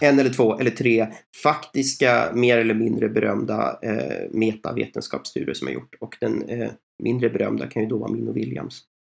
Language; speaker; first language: Swedish; native; Swedish